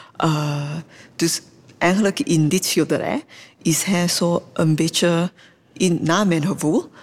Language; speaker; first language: Dutch; non-native, fluent; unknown